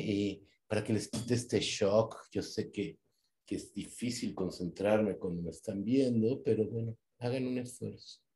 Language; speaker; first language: Spanish; native; Spanish